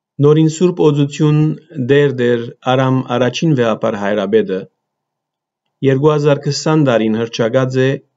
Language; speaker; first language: Armenian; early bilingual, heritage; Armenian